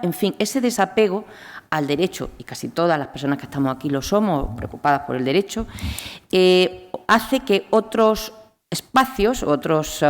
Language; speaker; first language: Spanish; native; Spanish